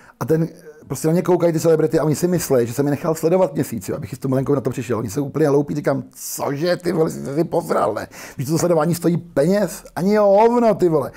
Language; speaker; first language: Czech; native; Czech